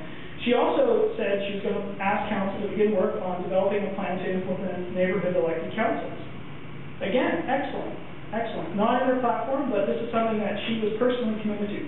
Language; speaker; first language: English; native; English